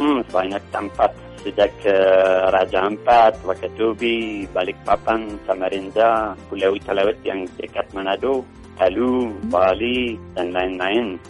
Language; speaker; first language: Indonesian; non-native, learner; English